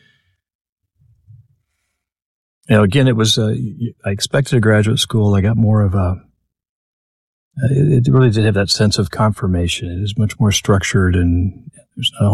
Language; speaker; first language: English; native; English